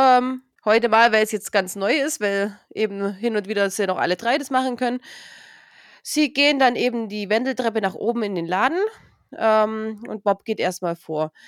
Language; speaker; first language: German; native; German